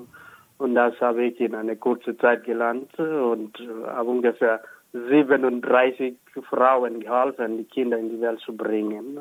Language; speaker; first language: German; non-native, fluent; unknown